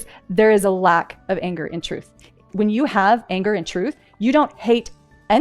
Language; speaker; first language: English; native; English